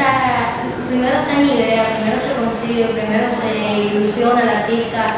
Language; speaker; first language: Spanish; native; Spanish